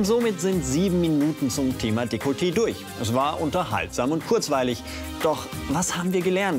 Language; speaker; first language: German; native; German